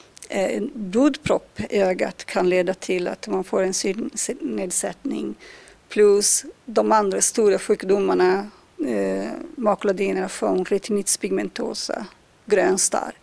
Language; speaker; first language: Swedish; non-native, fluent; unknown